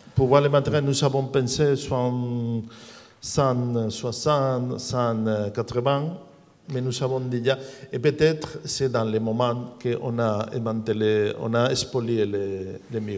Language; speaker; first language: French; non-native, learner; Spanish